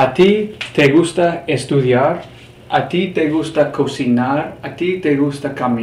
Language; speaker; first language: Spanish; non-native, fluent; English